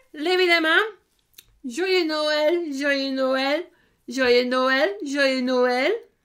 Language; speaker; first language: French; non-native, fluent; English